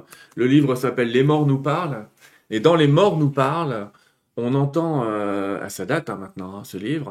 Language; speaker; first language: French; native; French